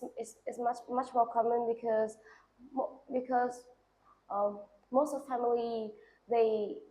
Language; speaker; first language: English; non-native, learner; Vietnamese